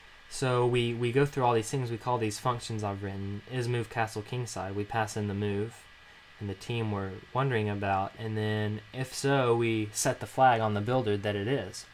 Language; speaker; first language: English; native; English